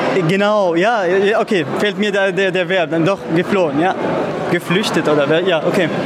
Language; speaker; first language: German; non-native, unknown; Arabic